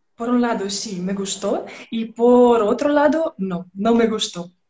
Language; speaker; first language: Spanish; non-native, learner; Russian